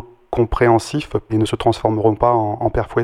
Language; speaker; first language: French; native; French